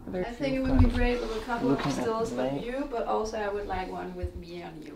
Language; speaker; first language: English; non-native, fluent; Danish